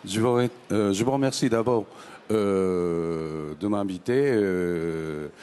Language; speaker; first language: French; non-native, fluent; Japanese